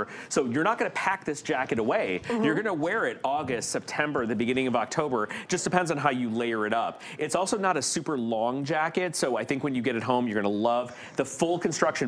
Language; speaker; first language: English; native; English